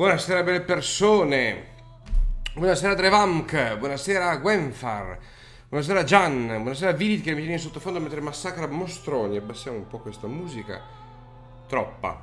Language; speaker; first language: Italian; native; Italian